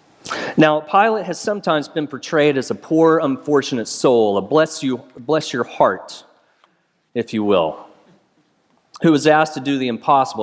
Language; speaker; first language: English; native; English